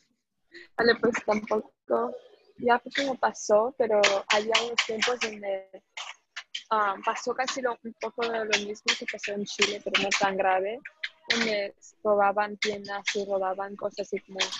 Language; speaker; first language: Spanish; early bilingual, heritage; Spanish